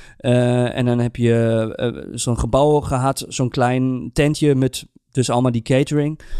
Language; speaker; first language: Dutch; non-native, fluent; German